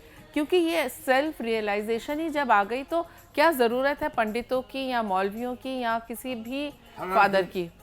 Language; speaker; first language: Hindi; native; Hindi